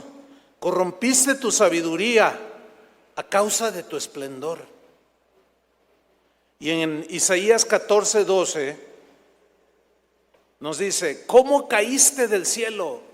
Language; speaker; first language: Spanish; native; Spanish